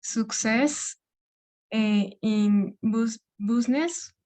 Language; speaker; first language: English; non-native, learner; Spanish